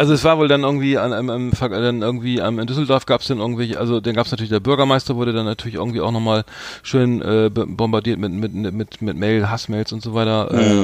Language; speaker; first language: German; native; German